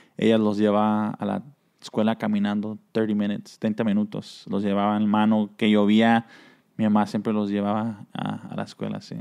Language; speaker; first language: Spanish; early bilingual, heritage; Spanish